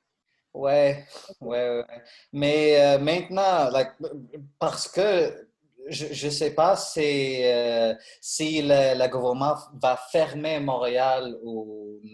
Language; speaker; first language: French; non-native, learner; Arabic